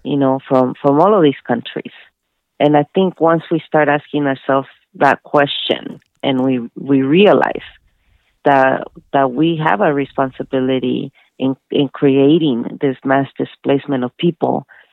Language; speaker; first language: English; early bilingual, other home language; Spanish